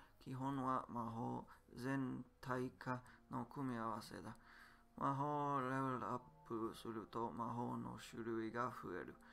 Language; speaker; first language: Japanese; non-native, learner; English